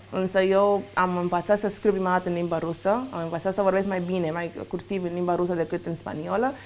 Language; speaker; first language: Romanian; non-native, fluent; Spanish